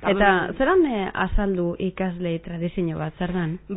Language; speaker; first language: Basque; native; Basque